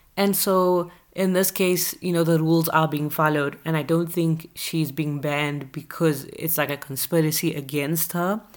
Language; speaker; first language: English; native; English